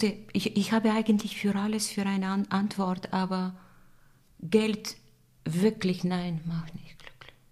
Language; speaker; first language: German; non-native, fluent; Bulgarian